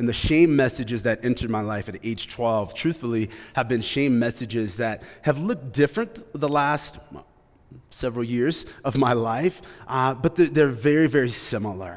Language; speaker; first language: English; native; English